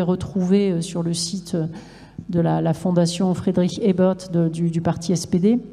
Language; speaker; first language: French; native; French